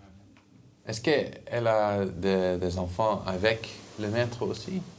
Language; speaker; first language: French; non-native, learner; Dutch